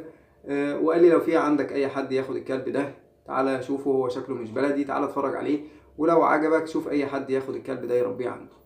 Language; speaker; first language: Arabic; native; Arabic